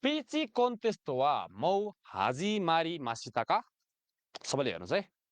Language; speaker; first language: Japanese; non-native, fluent; Nepali